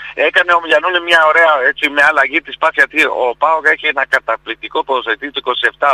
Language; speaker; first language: Greek; non-native, fluent; Spanish